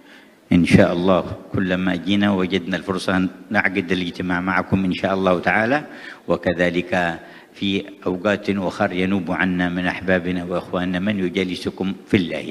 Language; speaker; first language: Arabic; native; Arabic